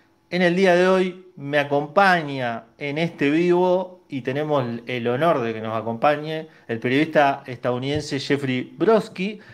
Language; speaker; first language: Spanish; native; Spanish